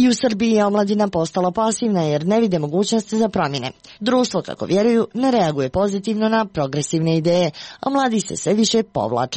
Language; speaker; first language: Croatian; native; Croatian